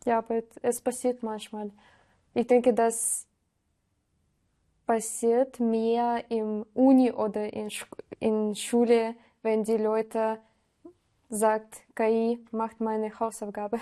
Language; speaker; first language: German; non-native, learner; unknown